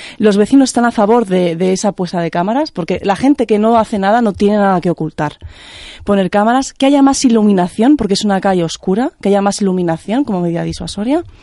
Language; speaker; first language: Spanish; native; Spanish